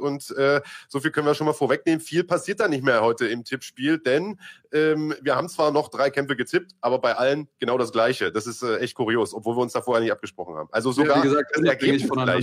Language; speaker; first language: German; native; German